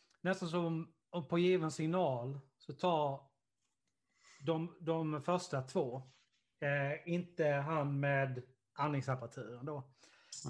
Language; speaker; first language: Swedish; native; Swedish